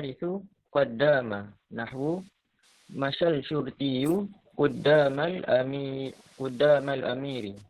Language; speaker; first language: Arabic; non-native, learner; Malay